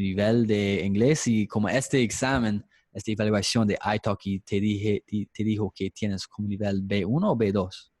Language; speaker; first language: Spanish; non-native, fluent; English